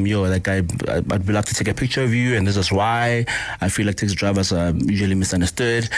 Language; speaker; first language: English; non-native, local second language; Northern Sotho